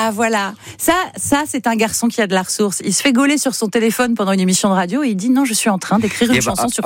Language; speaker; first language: French; native; French